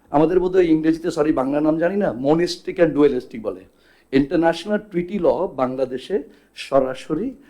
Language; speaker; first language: Bangla; non-native, local second language; Chakma